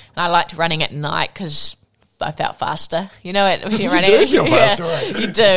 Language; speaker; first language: English; native; English